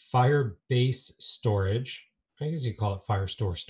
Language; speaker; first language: English; native; English